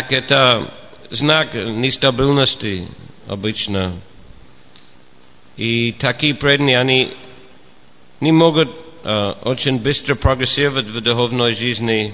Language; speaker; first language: Russian; non-native, fluent; English